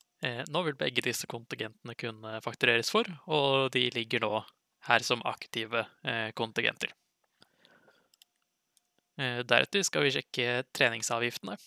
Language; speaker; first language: Norwegian; native; Norwegian